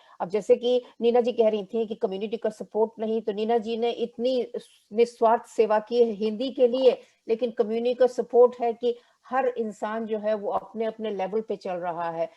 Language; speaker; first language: Hindi; native; Hindi